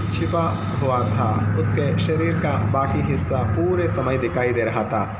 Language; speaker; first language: Hindi; non-native, local second language; Telugu